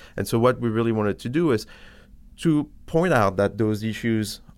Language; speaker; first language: English; non-native, fluent; French